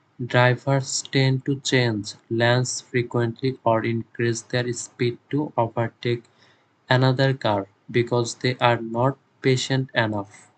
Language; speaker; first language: English; non-native, local second language; Bangla